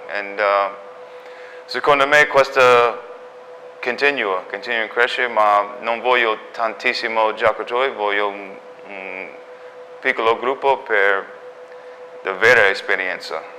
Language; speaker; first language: Italian; non-native, learner; English